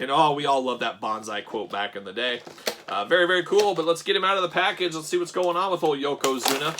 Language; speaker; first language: English; native; English